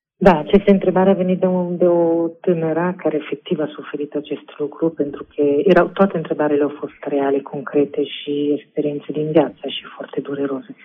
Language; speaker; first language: Romanian; non-native, fluent; Italian